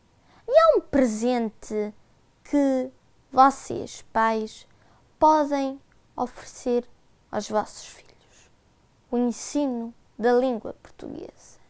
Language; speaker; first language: Portuguese; early bilingual, heritage; Portuguese